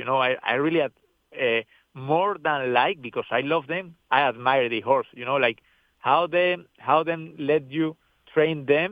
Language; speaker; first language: English; non-native, learner; Spanish